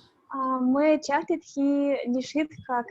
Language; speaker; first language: Hindi; non-native, learner; Russian